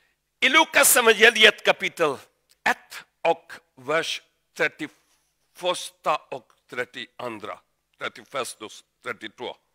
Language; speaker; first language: Swedish; non-native, learner; Urdu